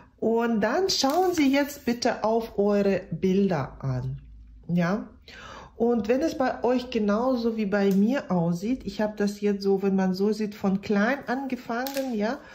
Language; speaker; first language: German; non-native, fluent; Russian